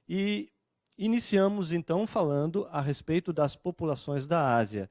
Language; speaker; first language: Portuguese; native; Portuguese